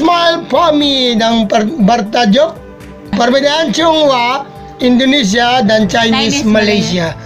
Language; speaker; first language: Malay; non-native, learner; Filipino